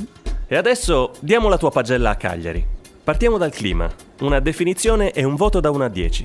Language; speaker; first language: Italian; native; Italian